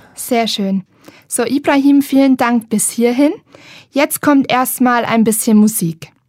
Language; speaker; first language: German; native; German